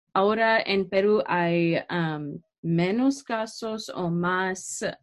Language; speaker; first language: Spanish; non-native, learner; English